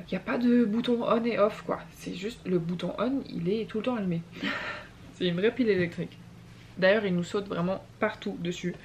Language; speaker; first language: French; native; French